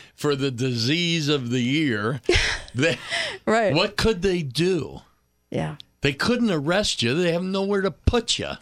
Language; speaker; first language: English; native; English